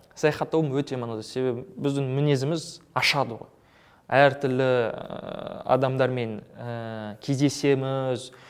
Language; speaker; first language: Kazakh; non-native, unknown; French